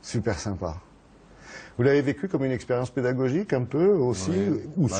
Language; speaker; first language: French; native; French